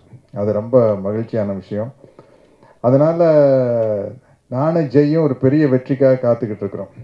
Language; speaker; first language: Tamil; native; Tamil